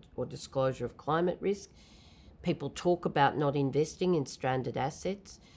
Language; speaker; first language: English; native; English